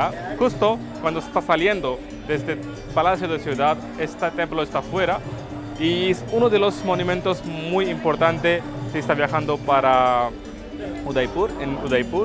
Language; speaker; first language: Spanish; non-native, fluent; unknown